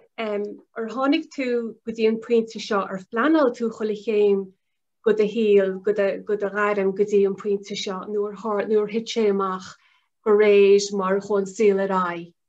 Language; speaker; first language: Irish; native; Irish